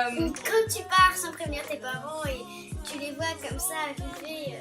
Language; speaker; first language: French; native; French